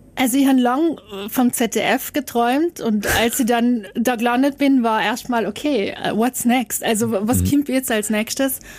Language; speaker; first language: German; native; German